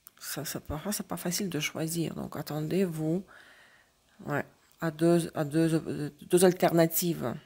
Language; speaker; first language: French; non-native, fluent; Russian